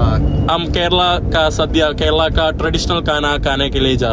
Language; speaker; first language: Hindi; non-native, local second language; Malayalam